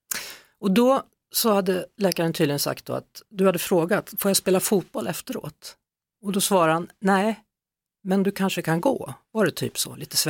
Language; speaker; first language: Swedish; native; Swedish